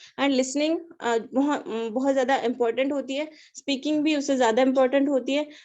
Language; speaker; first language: Hindi; non-native, local second language; Marathi